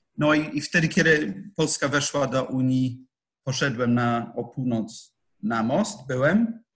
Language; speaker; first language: Polish; non-native, fluent; English